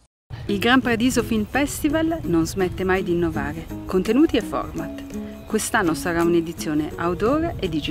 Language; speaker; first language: Italian; native; Italian